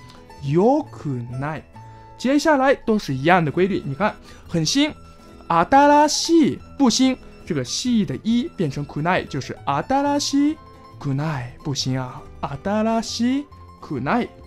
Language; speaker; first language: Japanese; non-native, fluent; Chinese